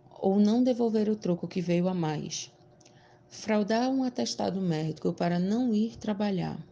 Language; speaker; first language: Portuguese; native; Portuguese